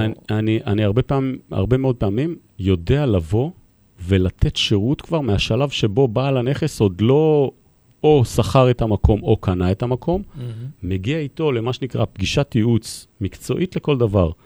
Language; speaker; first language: Hebrew; native; Hebrew